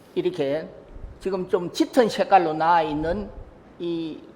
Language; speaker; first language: Korean; native; Korean